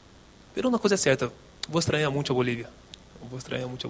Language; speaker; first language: Spanish; non-native, local second language; Portuguese